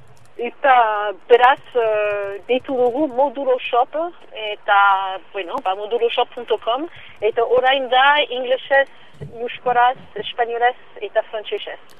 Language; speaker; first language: Basque; non-native, local second language; French